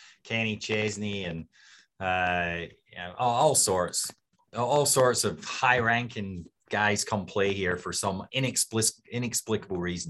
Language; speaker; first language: English; native; English